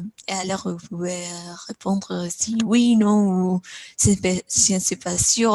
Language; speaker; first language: French; non-native, fluent; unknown